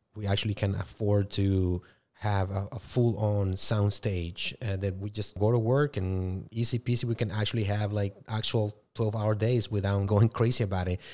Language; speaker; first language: English; non-native, fluent; Spanish